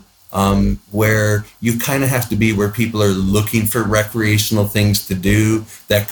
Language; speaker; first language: English; native; English